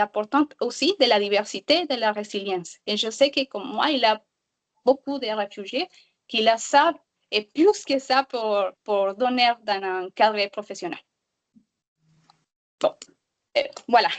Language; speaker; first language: French; non-native, learner; Spanish